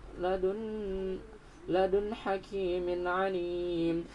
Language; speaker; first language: Arabic; non-native, learner; Indonesian